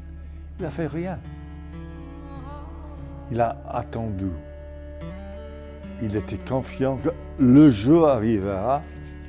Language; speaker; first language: French; non-native, fluent; English